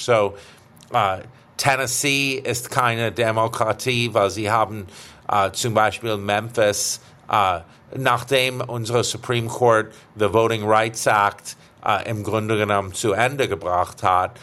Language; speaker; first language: German; non-native, fluent; English